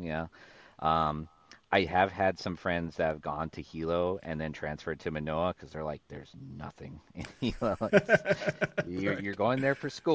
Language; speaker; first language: English; native; English